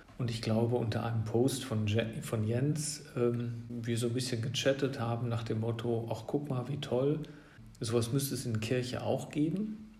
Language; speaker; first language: German; native; German